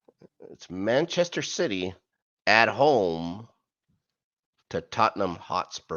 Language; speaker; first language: English; native; English